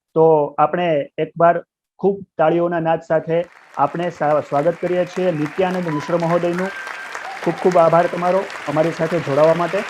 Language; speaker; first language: Gujarati; native; Gujarati